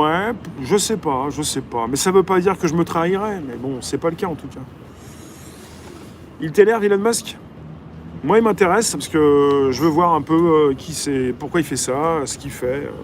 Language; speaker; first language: French; native; French